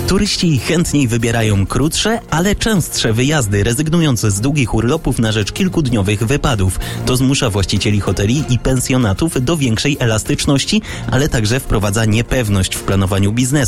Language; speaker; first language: Polish; native; Polish